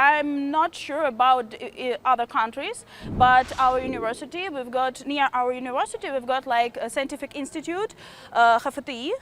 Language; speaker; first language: English; non-native, fluent; Ukrainian